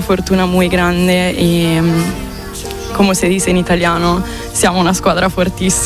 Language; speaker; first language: Spanish; non-native, fluent; Italian